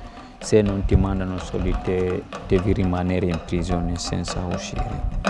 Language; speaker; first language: Italian; non-native, fluent; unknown